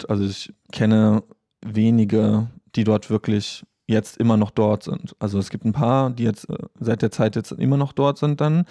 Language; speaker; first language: German; native; German